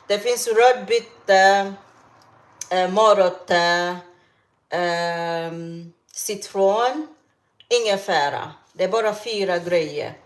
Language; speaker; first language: Swedish; non-native, fluent; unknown